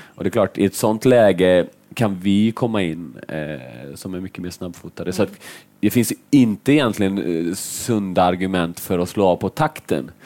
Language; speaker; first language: Swedish; early bilingual, other home language; Finnish